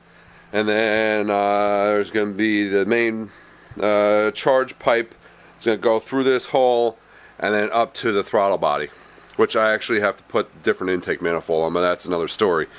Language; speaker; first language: English; native; English